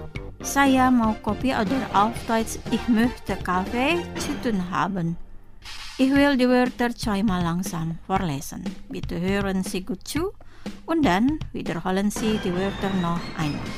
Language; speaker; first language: German; non-native, fluent; Indonesian